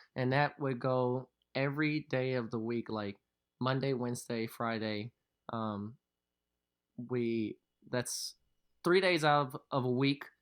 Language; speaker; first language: English; native; English